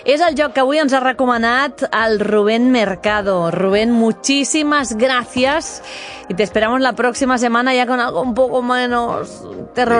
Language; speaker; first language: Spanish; non-native, local second language; Catalan